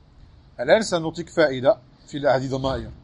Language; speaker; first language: Arabic; non-native, fluent; French